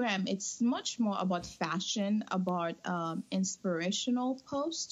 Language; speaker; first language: English; non-native, fluent; Haitian Creole